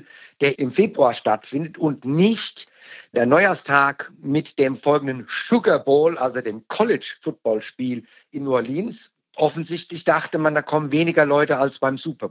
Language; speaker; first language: German; native; German